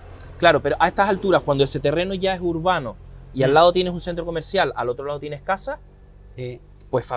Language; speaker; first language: Spanish; native; Spanish